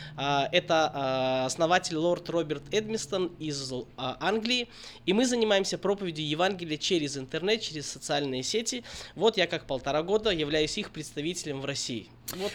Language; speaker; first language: Russian; native; Russian